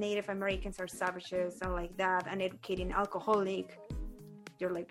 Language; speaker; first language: English; non-native, fluent; Spanish